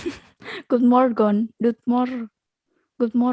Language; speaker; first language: English; non-native, learner; Indonesian